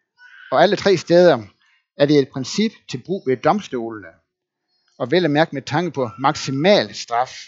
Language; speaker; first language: Danish; native; Danish